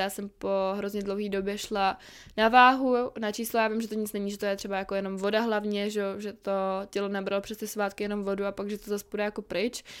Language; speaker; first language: Czech; native; Czech